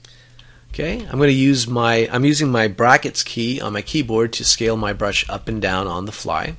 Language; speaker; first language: English; native; English